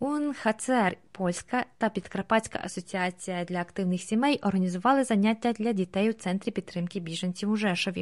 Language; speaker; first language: Ukrainian; native; Ukrainian